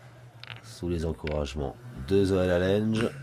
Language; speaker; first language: French; native; French